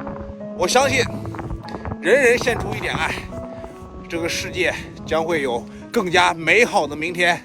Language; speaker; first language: Chinese; native; Chinese